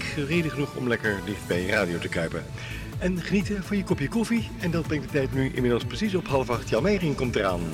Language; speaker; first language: Dutch; native; Dutch